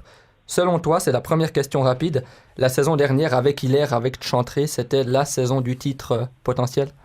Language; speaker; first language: French; native; French